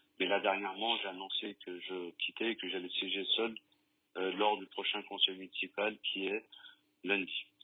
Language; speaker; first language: French; native; French